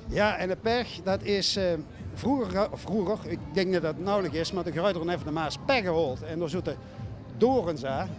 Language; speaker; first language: Dutch; native; Dutch